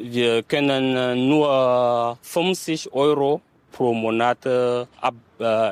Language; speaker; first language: German; non-native, learner; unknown